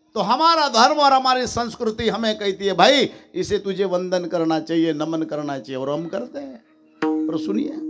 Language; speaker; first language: Hindi; non-native, local second language; Marathi